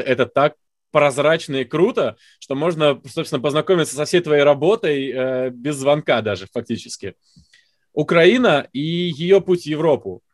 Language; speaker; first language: Russian; native; Russian